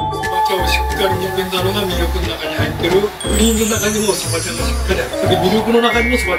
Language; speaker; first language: Japanese; native; Japanese